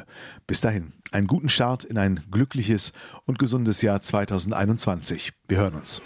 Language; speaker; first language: German; native; German